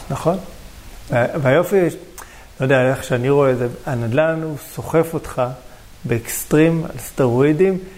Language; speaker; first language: Hebrew; native; Hebrew